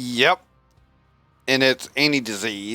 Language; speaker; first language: English; native; English